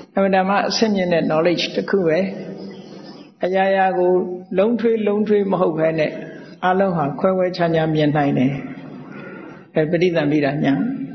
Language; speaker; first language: English; non-native, fluent; Burmese